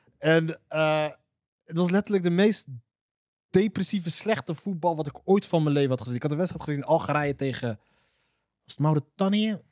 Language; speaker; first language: Dutch; early bilingual, other home language; Arabic